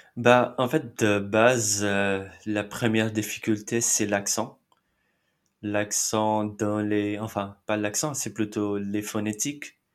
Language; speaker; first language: French; non-native, fluent; Marathi